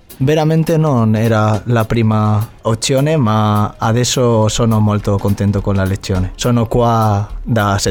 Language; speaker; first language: Italian; non-native, learner; Spanish